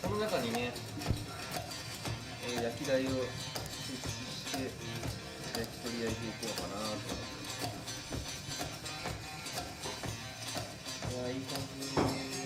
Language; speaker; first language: Japanese; native; Japanese